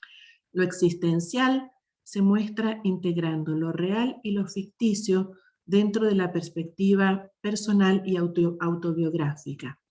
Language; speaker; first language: Spanish; native; Spanish